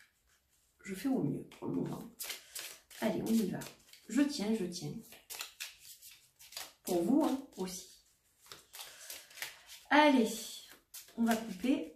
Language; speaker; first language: French; native; French